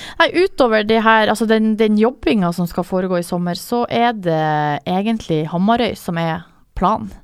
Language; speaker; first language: Norwegian; native; Norwegian